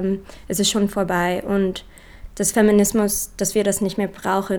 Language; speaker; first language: German; non-native, learner; English